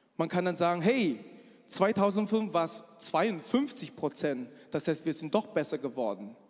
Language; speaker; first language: German; non-native, fluent; Chinese